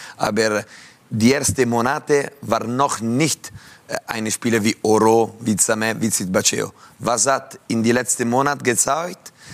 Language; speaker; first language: German; non-native, local second language; Italian